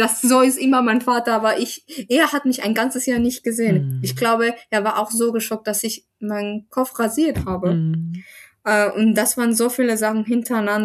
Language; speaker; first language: German; non-native, fluent; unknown